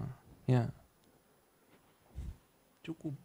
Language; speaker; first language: Indonesian; non-native, learner; Dutch